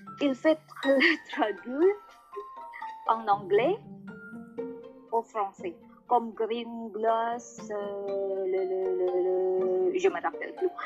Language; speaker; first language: French; non-native, learner; Indonesian